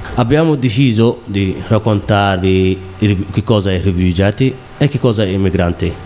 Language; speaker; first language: Italian; non-native, learner; Somali